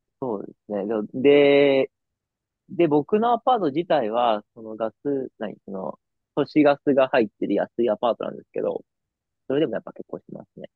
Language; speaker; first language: Japanese; native; Japanese